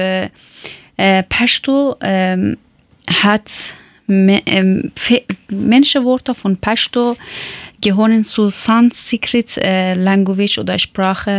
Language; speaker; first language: German; non-native, learner; Persian